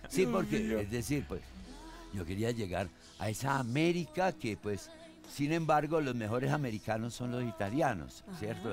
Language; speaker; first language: Spanish; early bilingual, other home language; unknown